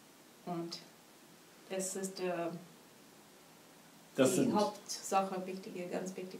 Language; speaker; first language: German; non-native, learner; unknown